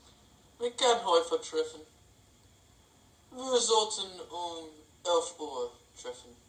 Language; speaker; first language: German; non-native, learner; English